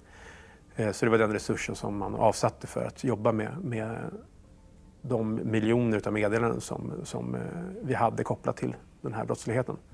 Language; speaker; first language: Swedish; native; Swedish